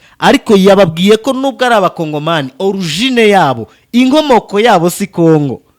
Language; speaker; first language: Kinyarwanda; native; Kinyarwanda